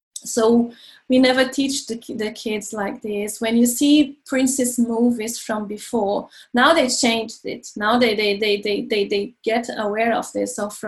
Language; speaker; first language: English; non-native, learner; Portuguese